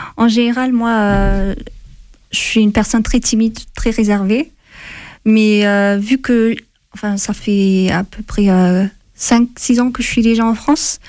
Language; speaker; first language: French; non-native, fluent; Amharic